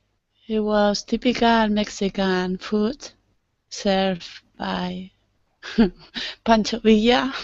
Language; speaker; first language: English; non-native, learner; Spanish